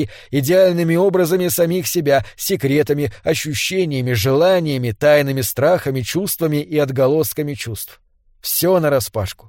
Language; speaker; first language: Russian; native; Russian